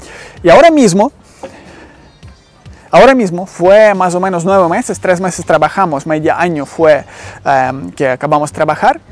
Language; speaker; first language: Spanish; non-native, learner; Ukrainian